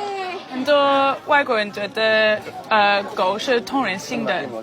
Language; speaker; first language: Chinese; non-native, fluent; English